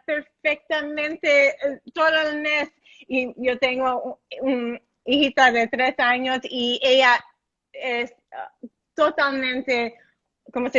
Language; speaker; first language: Spanish; non-native, learner; English